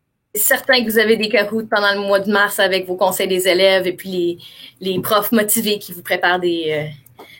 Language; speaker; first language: French; native; French